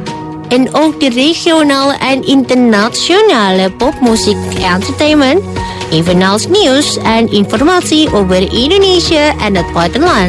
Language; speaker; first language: Dutch; non-native, fluent; Indonesian